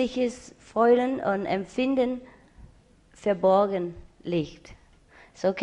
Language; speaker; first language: German; non-native, learner; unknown